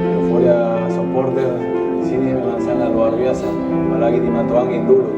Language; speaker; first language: Malay; non-native, fluent; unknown